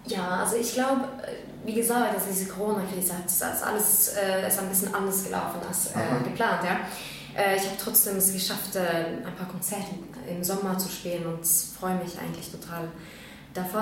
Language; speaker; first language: German; non-native, fluent; Norwegian